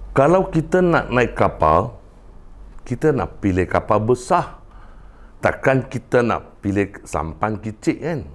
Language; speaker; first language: Malay; non-native, local second language; Cantonese